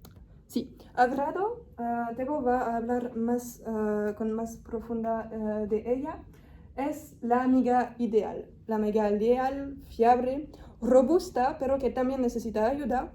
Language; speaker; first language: Spanish; non-native, fluent; French